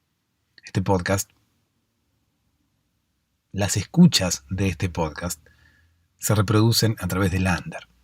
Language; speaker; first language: Spanish; native; Spanish